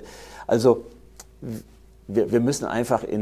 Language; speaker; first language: German; native; German